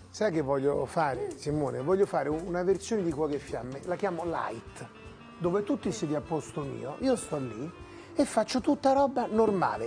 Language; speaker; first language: Italian; native; Italian